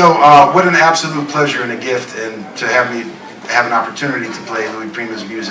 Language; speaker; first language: English; native; English